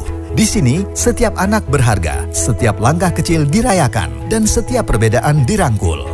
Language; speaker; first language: Indonesian; native; Indonesian